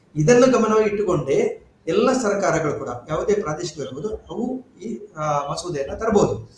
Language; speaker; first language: Kannada; native; Kannada